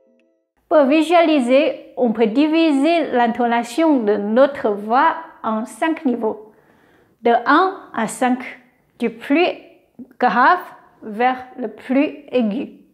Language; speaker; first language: French; non-native, fluent; Chinese